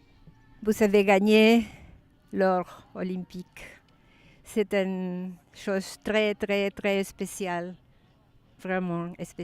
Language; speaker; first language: French; non-native, learner; Spanish